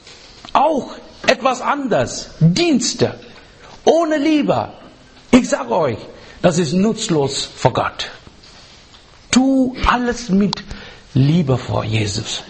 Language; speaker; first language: German; non-native, fluent; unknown